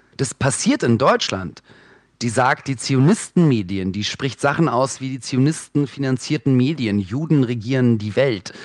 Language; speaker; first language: German; early bilingual, other home language; Russian